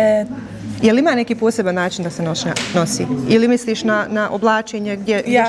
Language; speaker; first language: Bosnian; native; Bosnian